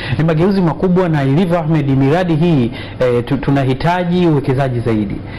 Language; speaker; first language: Swahili; native; Swahili